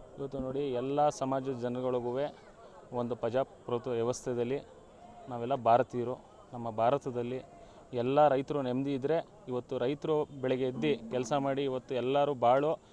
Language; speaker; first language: Kannada; native; Kannada